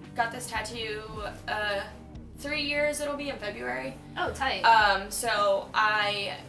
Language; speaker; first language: English; native; English